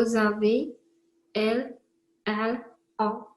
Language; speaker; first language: French; non-native, learner; Chinese